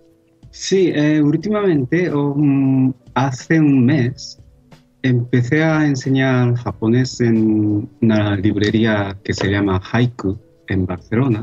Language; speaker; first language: Spanish; non-native, fluent; Japanese